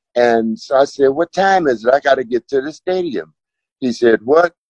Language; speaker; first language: English; native; English